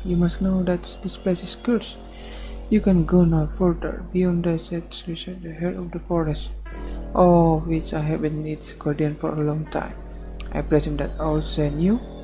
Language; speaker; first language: English; non-native, learner; Indonesian